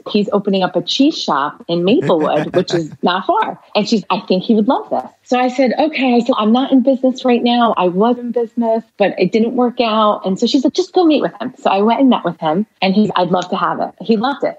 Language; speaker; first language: English; early bilingual, other home language; Arabic